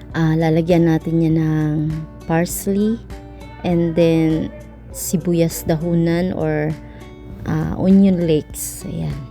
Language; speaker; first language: Filipino; non-native, local second language; Cebuano